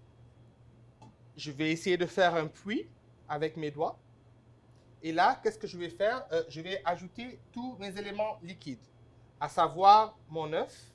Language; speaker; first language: French; non-native, local second language; Wolof